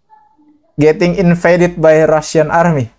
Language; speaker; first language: English; non-native, learner; Indonesian